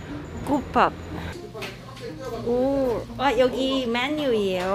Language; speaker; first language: Korean; non-native, learner; Cantonese